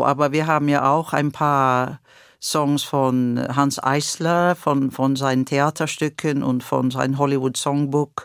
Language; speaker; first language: German; non-native, fluent; Swedish